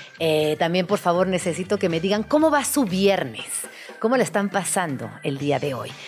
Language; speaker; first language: Spanish; native; Spanish